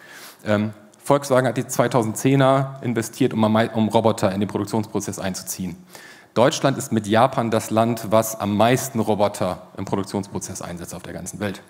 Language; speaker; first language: German; native; German